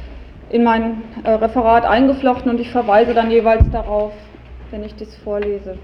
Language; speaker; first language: German; native; German